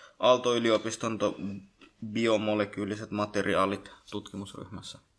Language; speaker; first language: Finnish; early bilingual, other home language; Bangla